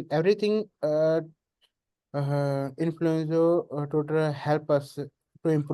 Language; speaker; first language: English; non-native, learner; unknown